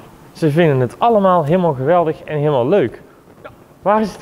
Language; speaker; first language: Dutch; native; Dutch